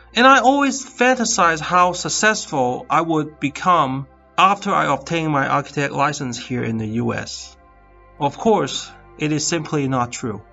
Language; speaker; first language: English; non-native, fluent; Cantonese